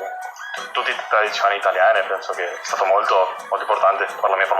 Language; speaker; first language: Italian; non-native, fluent; Spanish